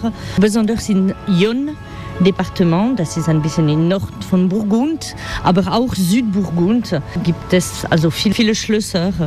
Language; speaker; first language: German; non-native, fluent; French